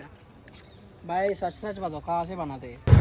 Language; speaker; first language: Hindi; non-native, local second language; Telugu